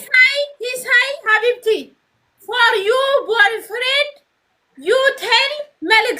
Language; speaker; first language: English; non-native, learner; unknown